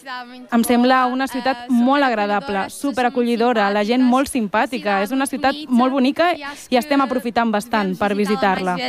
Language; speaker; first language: Catalan; non-native, learner; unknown